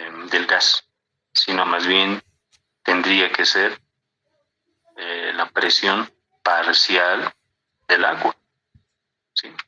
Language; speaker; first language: Spanish; native; Spanish